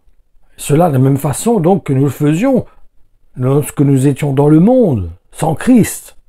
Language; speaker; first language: French; native; French